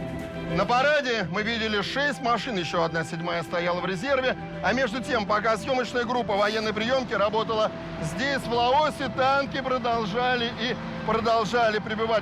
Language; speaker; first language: Russian; native; Russian